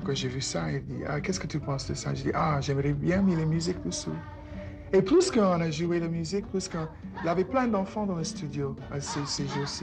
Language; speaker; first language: French; non-native, fluent; English